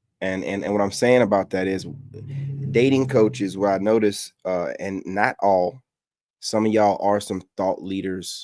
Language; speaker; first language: English; native; English